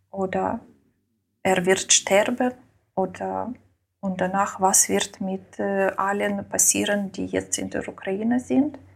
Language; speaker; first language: German; non-native, learner; Ukrainian